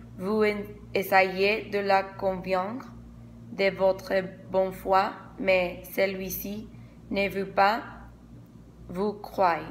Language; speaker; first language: French; non-native, learner; Spanish